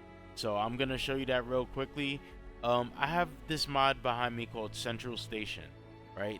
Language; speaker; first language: English; native; English